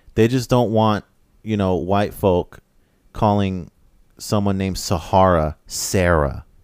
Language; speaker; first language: English; native; English